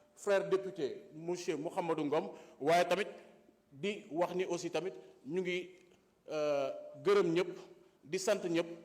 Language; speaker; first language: Wolof; non-native, local second language; Fula